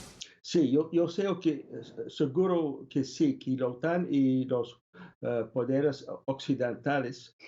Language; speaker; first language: Spanish; non-native, fluent; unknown